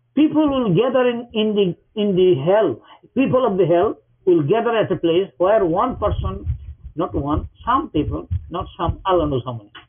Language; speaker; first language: English; non-native, local second language; Bangla